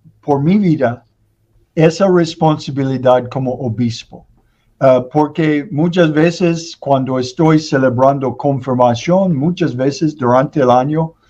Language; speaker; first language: Spanish; non-native, learner; English